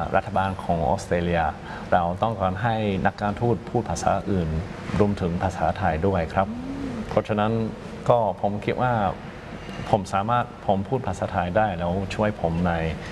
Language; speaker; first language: Thai; non-native, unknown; English